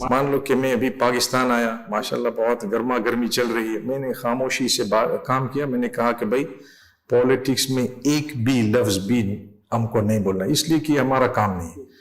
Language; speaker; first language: Urdu; non-native, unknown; English